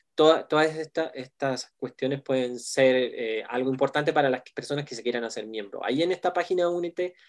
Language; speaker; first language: Spanish; native; Spanish